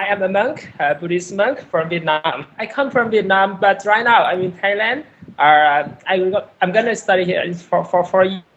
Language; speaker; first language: English; non-native, learner; Vietnamese